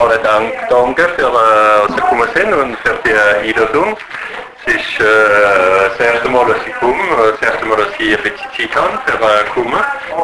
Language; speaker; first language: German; non-native, learner; French